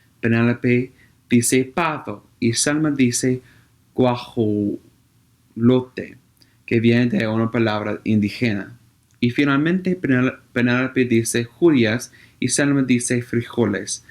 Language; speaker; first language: Spanish; non-native, learner; English